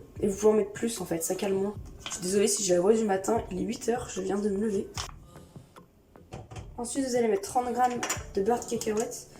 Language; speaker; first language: French; native; French